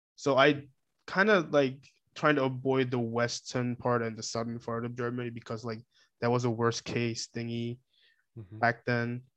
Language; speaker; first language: English; non-native, fluent; Korean